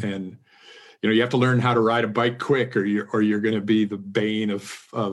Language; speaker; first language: English; native; English